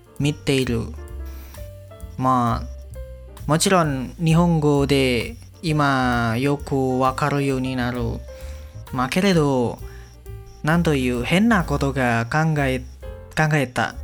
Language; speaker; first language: Japanese; non-native, learner; Indonesian